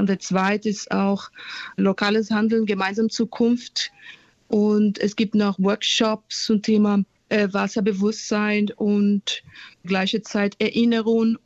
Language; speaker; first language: German; non-native, fluent; Portuguese